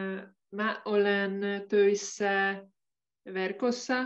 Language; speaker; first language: Finnish; non-native, learner; Hungarian